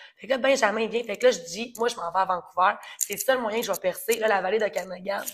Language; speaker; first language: French; native; French